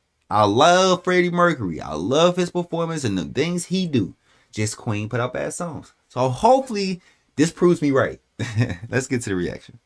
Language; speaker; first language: English; native; English